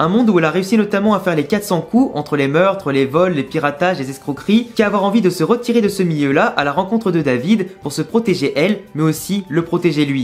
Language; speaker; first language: French; native; French